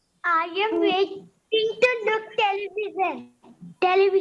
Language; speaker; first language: English; non-native, learner; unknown